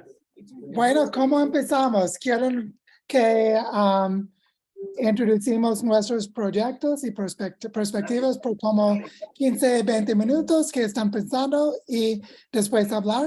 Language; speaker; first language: Spanish; non-native, fluent; English